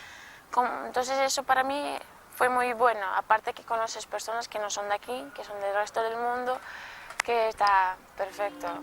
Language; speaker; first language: Spanish; non-native, local second language; Portuguese